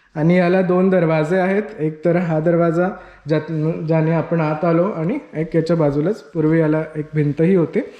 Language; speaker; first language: Marathi; native; Marathi